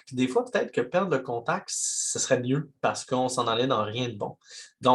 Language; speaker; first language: French; native; French